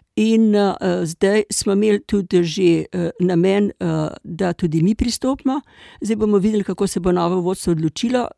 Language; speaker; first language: Slovenian; native; Slovenian